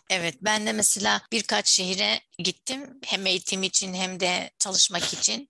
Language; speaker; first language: Turkish; non-native, fluent; Arabic